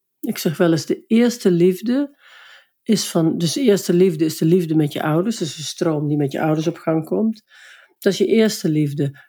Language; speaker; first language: Dutch; native; Dutch